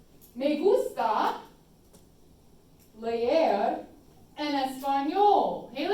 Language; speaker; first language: Spanish; non-native, fluent; English